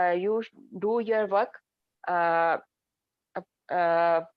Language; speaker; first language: English; non-native, learner; Hindi